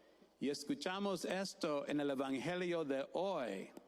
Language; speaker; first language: Spanish; non-native, fluent; English